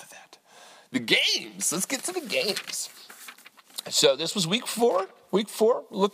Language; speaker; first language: English; native; English